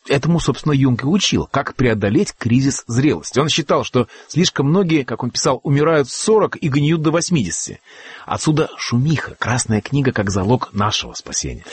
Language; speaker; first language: Russian; native; Russian